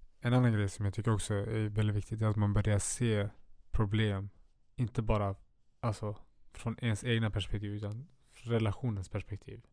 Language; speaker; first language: Swedish; native; Swedish